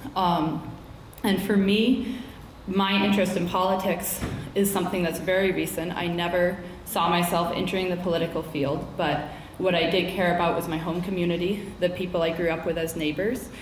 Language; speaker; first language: English; native; English